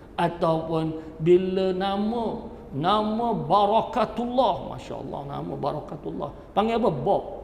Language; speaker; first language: Malay; native; Malay